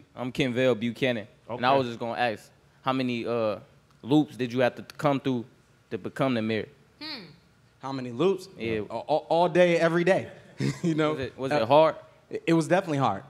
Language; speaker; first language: English; native; English